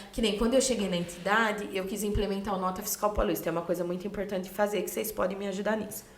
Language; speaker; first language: Portuguese; native; Portuguese